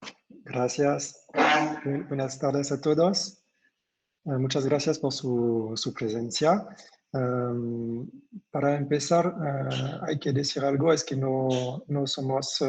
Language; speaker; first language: Spanish; non-native, fluent; French